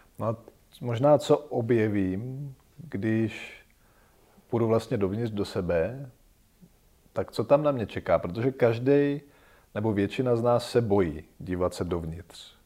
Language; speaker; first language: Czech; native; Czech